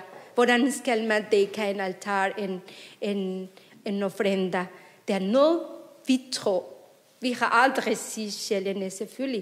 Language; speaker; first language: Danish; non-native, fluent; Spanish